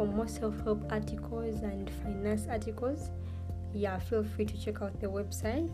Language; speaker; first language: English; non-native, local second language; Ganda